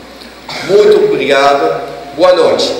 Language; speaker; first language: Portuguese; non-native, fluent; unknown